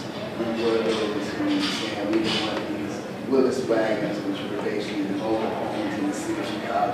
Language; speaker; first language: English; native; English